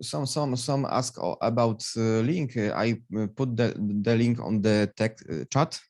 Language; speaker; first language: English; non-native, fluent; Polish